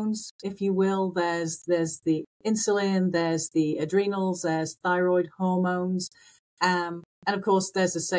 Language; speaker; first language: English; native; English